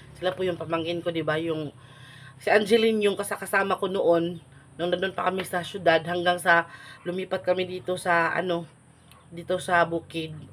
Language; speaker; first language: Filipino; non-native, local second language; Cebuano